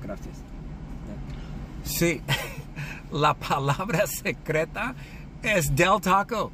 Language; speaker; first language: Spanish; non-native, learner; English